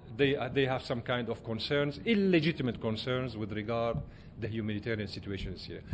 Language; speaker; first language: English; non-native, fluent; Arabic